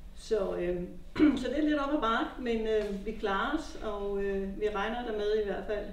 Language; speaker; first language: Danish; native; Danish